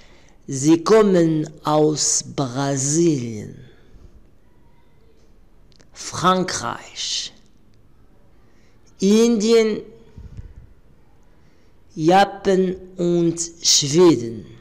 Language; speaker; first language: German; non-native, learner; Arabic